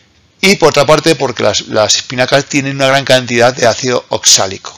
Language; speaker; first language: Spanish; native; Spanish